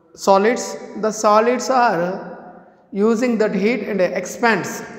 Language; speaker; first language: English; non-native, local second language; Telugu